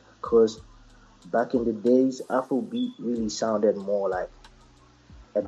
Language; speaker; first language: English; non-native, local second language; Akan